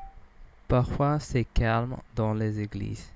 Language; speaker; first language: French; non-native, learner; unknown